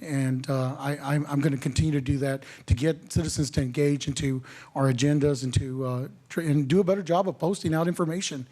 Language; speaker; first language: English; native; English